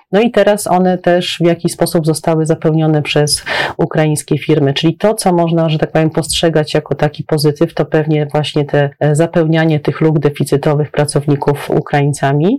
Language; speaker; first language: Polish; native; Polish